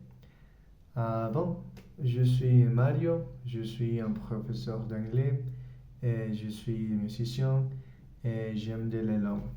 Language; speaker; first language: French; non-native, learner; Spanish